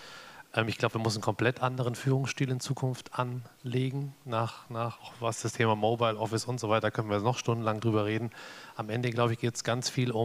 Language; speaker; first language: German; native; German